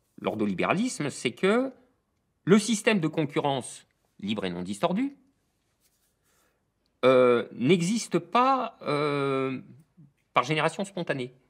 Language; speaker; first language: French; native; French